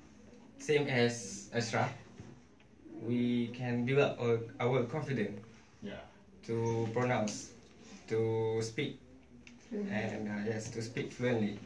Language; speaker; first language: English; non-native, learner; Malay